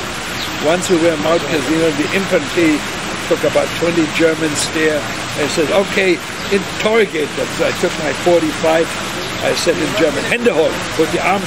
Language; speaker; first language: English; non-native, fluent; German